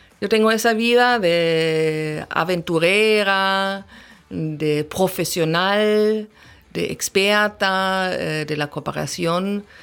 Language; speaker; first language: Spanish; non-native, fluent; German